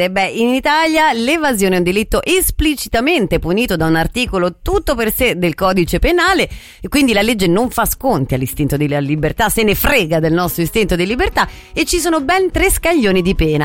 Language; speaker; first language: Italian; native; Italian